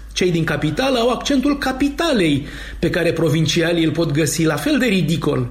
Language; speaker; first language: Romanian; native; Romanian